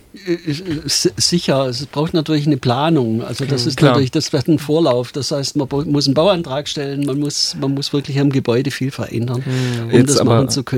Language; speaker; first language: German; native; German